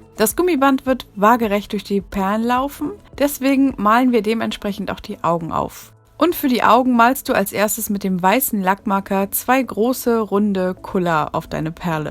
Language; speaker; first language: German; native; German